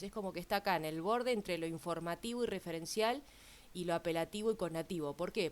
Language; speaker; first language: Spanish; native; Spanish